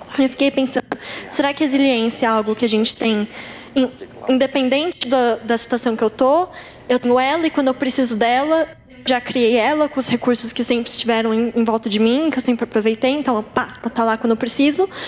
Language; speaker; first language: Portuguese; native; Portuguese